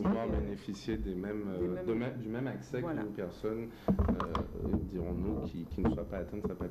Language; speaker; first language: French; native; French